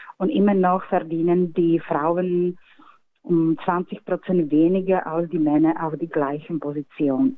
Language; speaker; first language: German; non-native, fluent; Slovak